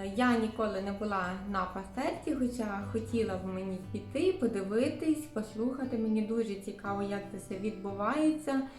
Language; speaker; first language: Ukrainian; native; Ukrainian